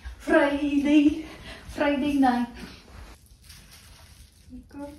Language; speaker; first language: Korean; non-native, learner; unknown